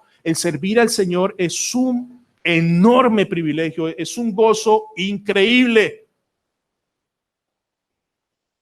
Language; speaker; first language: Spanish; native; Spanish